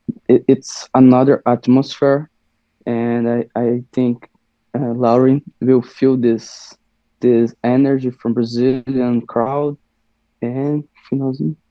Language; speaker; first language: English; non-native, learner; Portuguese